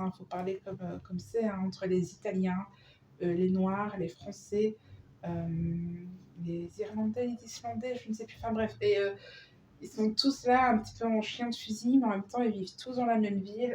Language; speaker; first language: French; native; French